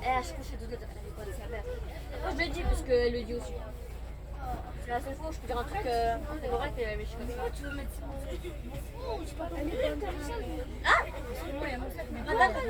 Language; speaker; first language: French; native; French